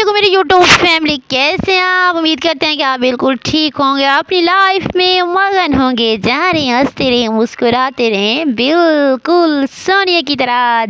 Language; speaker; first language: Urdu; non-native, local second language; Saraiki